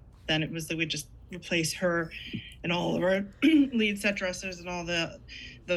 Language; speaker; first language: English; native; English